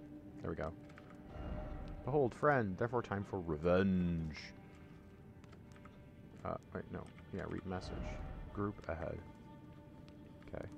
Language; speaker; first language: English; native; English